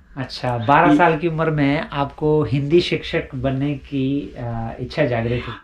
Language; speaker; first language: Hindi; native; Hindi